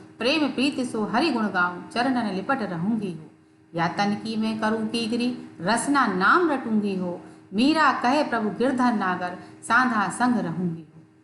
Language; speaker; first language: Hindi; native; Hindi